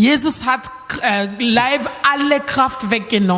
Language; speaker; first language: German; non-native, learner; French